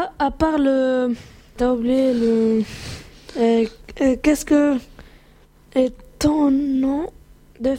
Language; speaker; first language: French; non-native, learner; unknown